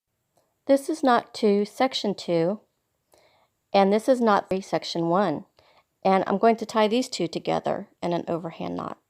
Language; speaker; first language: English; native; English